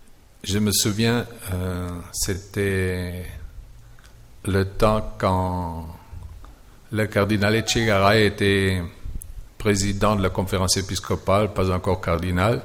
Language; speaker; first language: French; non-native, fluent; German